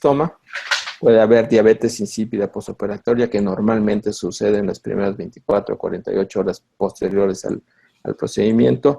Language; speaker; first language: Spanish; native; Spanish